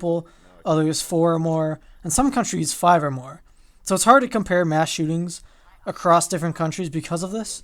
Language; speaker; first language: English; native; English